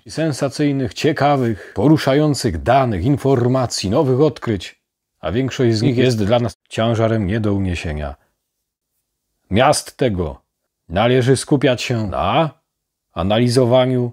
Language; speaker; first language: Polish; native; Polish